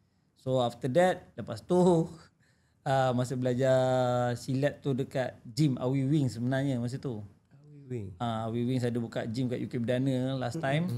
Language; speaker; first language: Malay; native; Malay